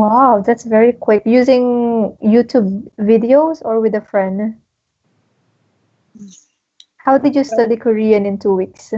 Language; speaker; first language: English; non-native, local second language; Filipino